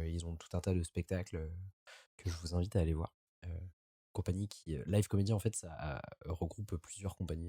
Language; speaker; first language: French; native; French